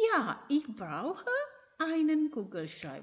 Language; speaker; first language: German; non-native, fluent; Indonesian